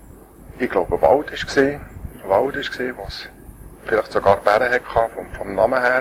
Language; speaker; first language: German; native; German